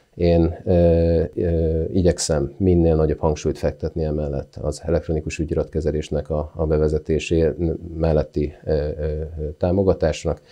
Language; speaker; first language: Hungarian; native; Hungarian